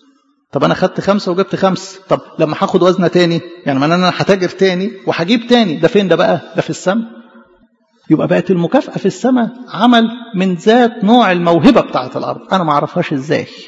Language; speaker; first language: Arabic; native; Arabic